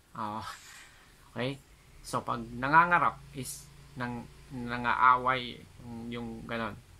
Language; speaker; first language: Filipino; non-native, local second language; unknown